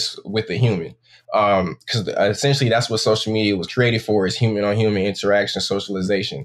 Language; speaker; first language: English; native; English